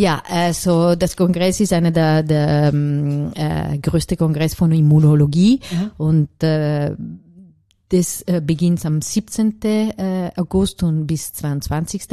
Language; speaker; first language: German; non-native, learner; Italian